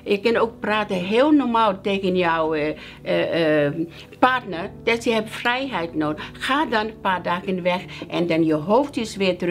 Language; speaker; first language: Dutch; non-native, learner; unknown